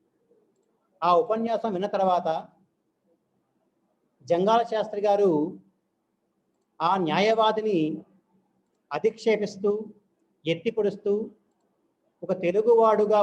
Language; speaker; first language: Telugu; native; Telugu